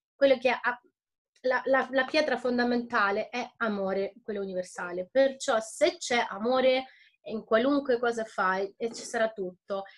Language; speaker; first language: Italian; non-native, fluent; Ukrainian